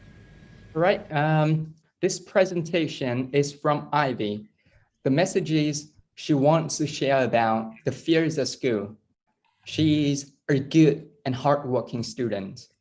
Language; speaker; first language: English; non-native, fluent; Vietnamese